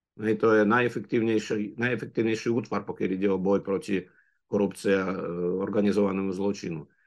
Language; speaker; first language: Slovak; non-native, fluent; Russian